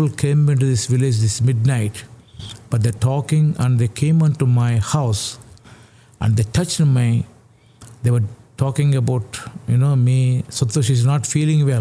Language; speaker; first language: English; non-native, local second language; Telugu